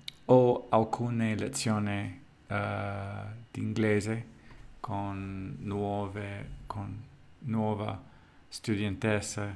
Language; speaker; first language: Italian; non-native, learner; English